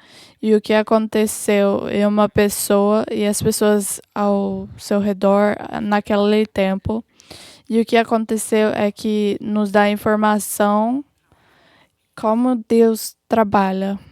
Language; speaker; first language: Portuguese; non-native, fluent; English